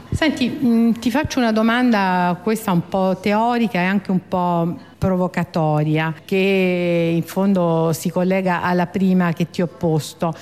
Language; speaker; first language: Italian; native; Italian